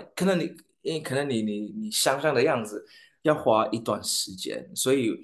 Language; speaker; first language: Chinese; non-native, fluent; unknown